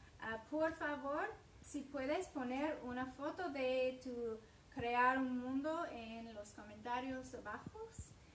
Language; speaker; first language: Spanish; non-native, fluent; English